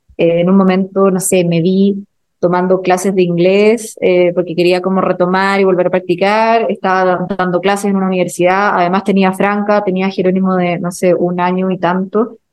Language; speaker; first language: Spanish; native; Spanish